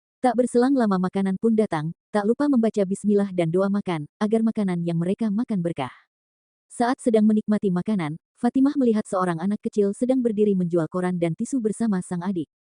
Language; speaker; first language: Indonesian; native; Indonesian